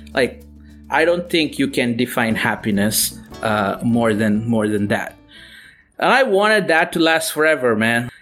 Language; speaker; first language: English; non-native, local second language; Tamil